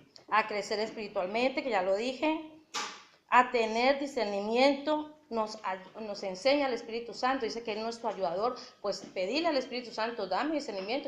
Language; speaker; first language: Spanish; native; Spanish